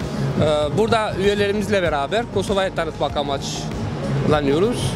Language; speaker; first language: Turkish; non-native, fluent; Albanian